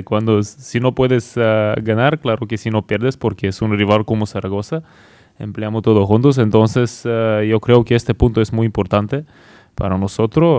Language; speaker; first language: Spanish; non-native, learner; Bulgarian